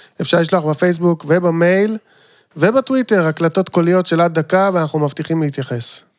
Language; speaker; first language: Hebrew; native; Hebrew